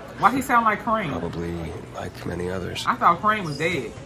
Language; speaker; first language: English; native; English